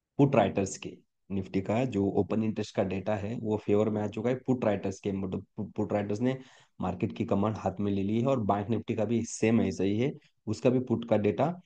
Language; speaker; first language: Hindi; non-native, local second language; Marathi